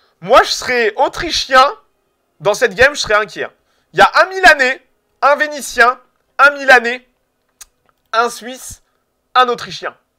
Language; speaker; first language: French; native; French